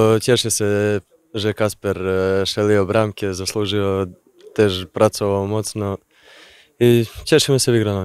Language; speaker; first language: Polish; non-native, fluent; Serbian